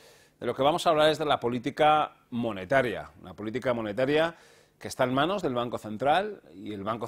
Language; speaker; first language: Spanish; native; Spanish